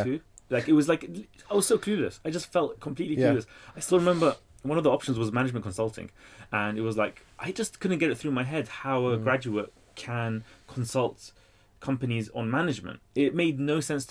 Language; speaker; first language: English; native; English